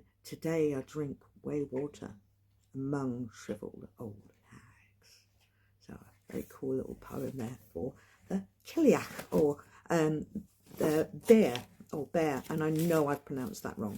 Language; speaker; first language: English; native; English